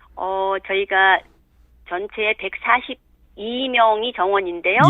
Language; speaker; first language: Korean; native; Korean